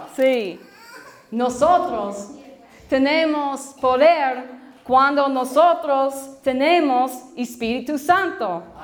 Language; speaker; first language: Spanish; non-native, learner; English